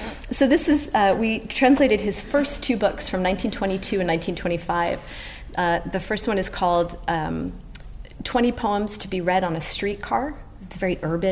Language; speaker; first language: English; native; English